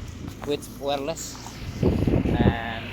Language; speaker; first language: English; non-native, learner; Indonesian